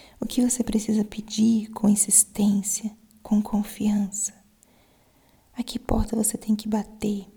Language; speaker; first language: Portuguese; native; Portuguese